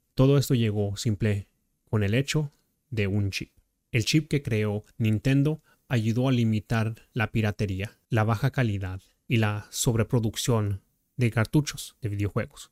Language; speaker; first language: Spanish; early bilingual, heritage; Spanish